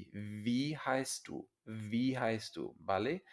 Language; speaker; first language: German; non-native, fluent; English